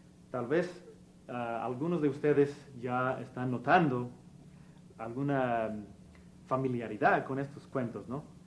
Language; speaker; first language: Spanish; non-native, fluent; English